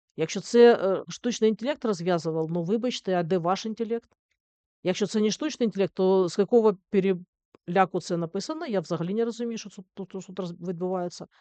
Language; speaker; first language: Ukrainian; native; Ukrainian